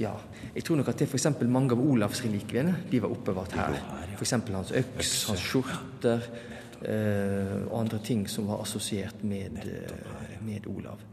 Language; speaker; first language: Norwegian; native; Norwegian